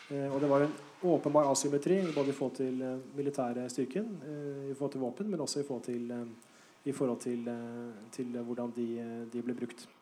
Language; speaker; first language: Norwegian; native; Norwegian